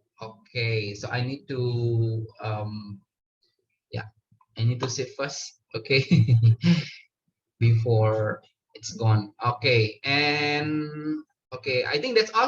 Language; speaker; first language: English; non-native, learner; Indonesian